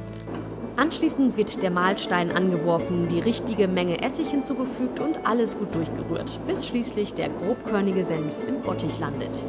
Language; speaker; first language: German; native; German